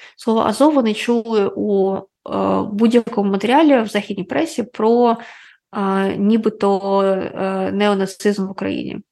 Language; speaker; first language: Ukrainian; non-native, local second language; Russian